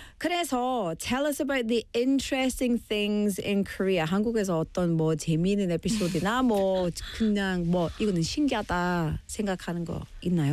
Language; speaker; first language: Korean; non-native, fluent; English